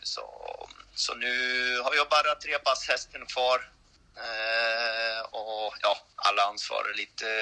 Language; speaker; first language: Swedish; non-native, learner; French